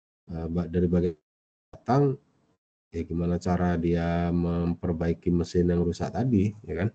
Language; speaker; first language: Indonesian; native; Indonesian